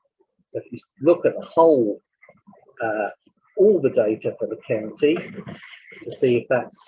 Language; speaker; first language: English; native; English